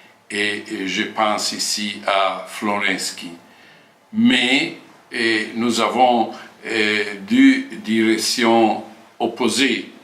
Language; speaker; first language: French; non-native, fluent; Italian